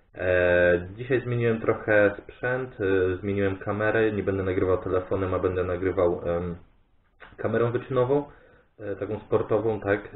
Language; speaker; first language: Polish; native; Polish